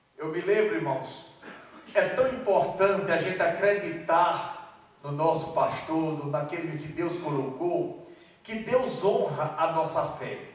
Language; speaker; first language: Portuguese; non-native, fluent; Malagasy